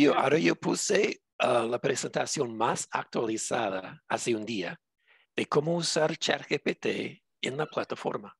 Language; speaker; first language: Spanish; non-native, fluent; English